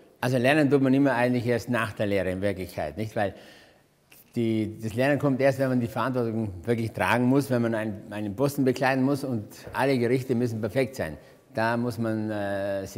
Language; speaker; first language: German; native; German